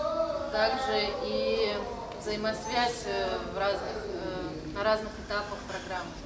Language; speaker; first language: Russian; native; Russian